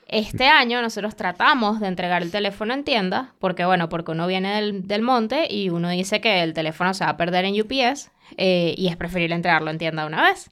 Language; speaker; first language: Spanish; native; Spanish